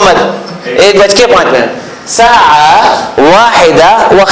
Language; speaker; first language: Arabic; non-native, fluent; Urdu